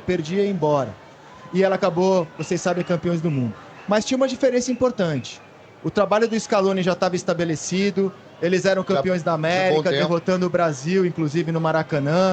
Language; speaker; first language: Portuguese; native; Portuguese